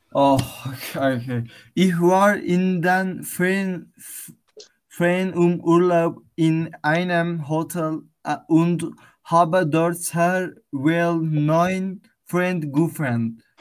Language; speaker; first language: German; non-native, learner; Turkish